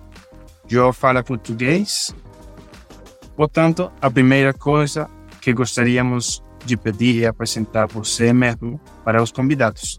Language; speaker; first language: Portuguese; non-native, fluent; Spanish